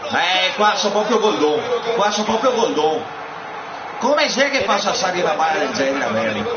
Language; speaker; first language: Italian; native; Italian